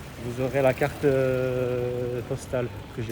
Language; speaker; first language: French; non-native, learner; Japanese